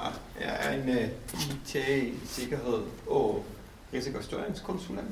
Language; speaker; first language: Danish; non-native, fluent; Hebrew